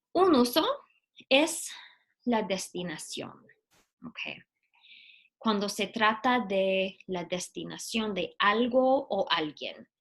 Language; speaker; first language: Spanish; non-native, fluent; English